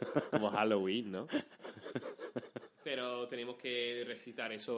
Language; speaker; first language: Spanish; non-native, fluent; English